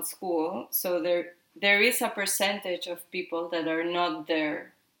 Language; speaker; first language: English; non-native, fluent; Spanish